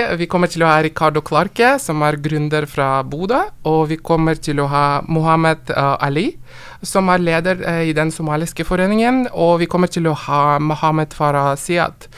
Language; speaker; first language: Norwegian; non-native, fluent; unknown